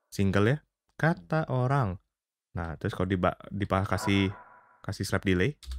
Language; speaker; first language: Indonesian; native; Indonesian